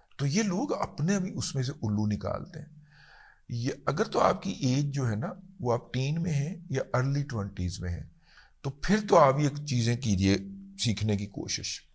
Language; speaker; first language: Urdu; native; Urdu